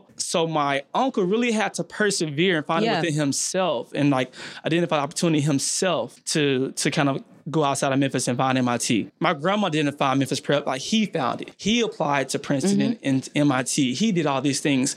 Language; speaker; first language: English; native; English